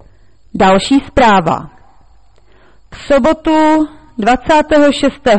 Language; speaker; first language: Czech; native; Czech